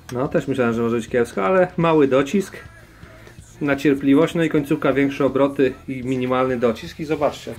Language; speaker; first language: Polish; native; Polish